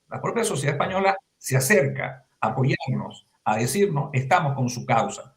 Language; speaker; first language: Spanish; native; Spanish